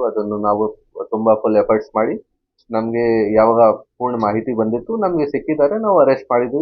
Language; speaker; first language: Kannada; non-native, fluent; Hindi